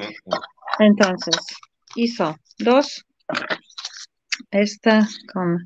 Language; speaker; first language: Spanish; non-native, fluent; Polish